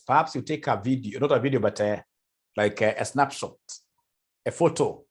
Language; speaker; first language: English; non-native, local second language; Swahili